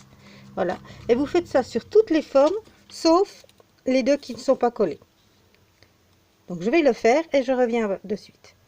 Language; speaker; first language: French; native; French